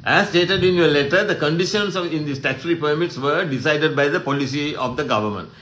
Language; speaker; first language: English; non-native, local second language; Sinhala